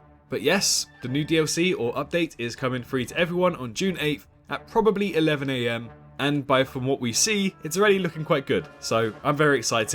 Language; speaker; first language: English; native; English